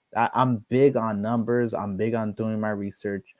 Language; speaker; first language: English; native; English